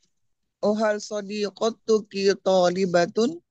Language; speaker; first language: Arabic; non-native, learner; Indonesian